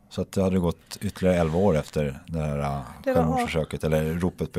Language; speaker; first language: Swedish; native; Swedish